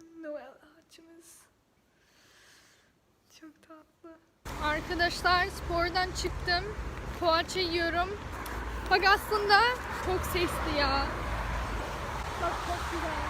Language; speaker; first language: Turkish; non-native, fluent; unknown